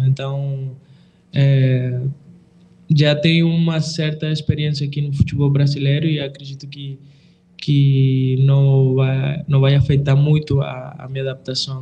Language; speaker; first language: Portuguese; non-native, fluent; Spanish